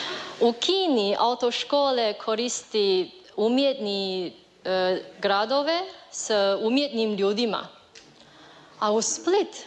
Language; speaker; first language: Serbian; non-native, learner; Chinese